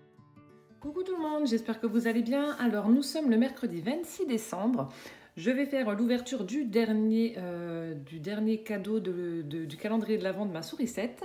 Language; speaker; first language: French; native; French